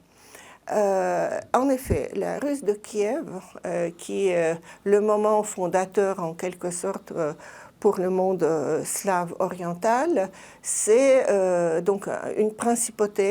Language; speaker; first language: French; non-native, fluent; Russian